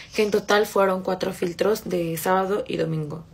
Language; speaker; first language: Spanish; native; Spanish